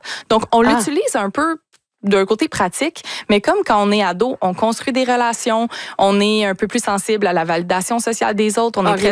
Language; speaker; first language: French; native; French